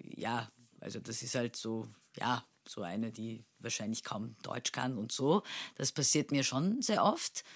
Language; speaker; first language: German; non-native, fluent; Turkish